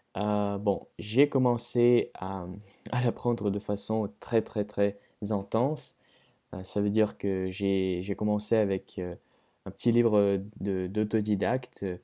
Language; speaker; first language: French; non-native, fluent; Russian